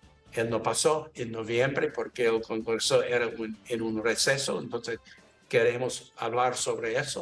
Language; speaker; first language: Spanish; non-native, learner; English